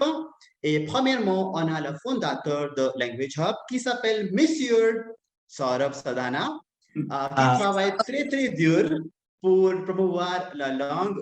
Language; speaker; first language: French; non-native, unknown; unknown